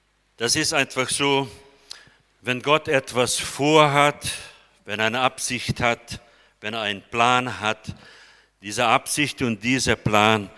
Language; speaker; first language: German; non-native, fluent; Portuguese